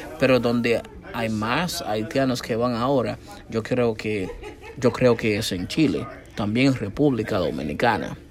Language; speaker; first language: Spanish; non-native, fluent; Haitian Creole